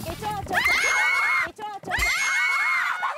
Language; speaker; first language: Korean; non-native, learner; Japanese